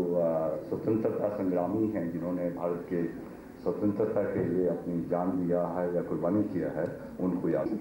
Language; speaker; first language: Hindi; native; Hindi